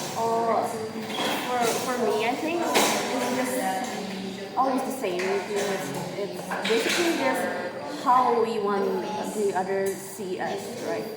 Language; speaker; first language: English; non-native, learner; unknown